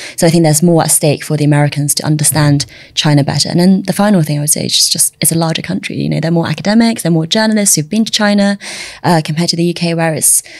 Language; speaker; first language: English; early bilingual, other home language; Chinese